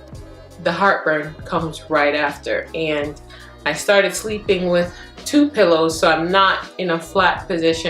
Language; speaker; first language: English; native; English